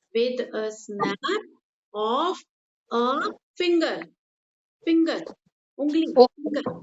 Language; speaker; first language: English; non-native, local second language; Hindi